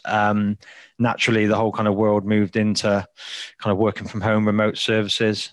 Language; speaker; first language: English; native; English